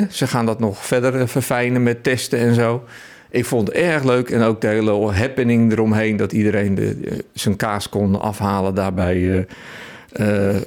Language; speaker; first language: Dutch; native; Dutch